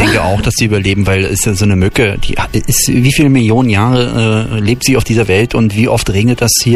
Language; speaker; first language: German; native; German